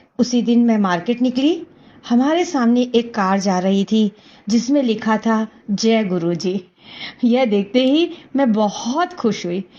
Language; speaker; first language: Hindi; native; Hindi